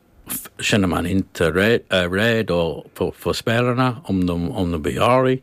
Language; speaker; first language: Swedish; non-native, learner; English